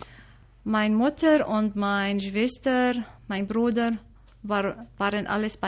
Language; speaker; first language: German; non-native, learner; Arabic